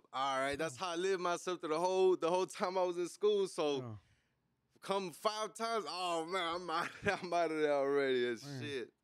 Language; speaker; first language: English; native; English